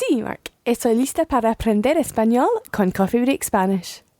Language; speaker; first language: Spanish; non-native, fluent; English